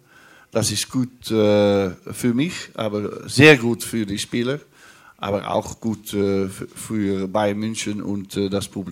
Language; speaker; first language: German; non-native, learner; Dutch